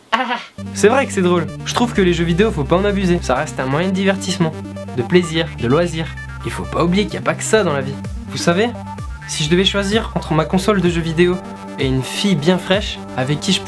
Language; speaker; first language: French; native; French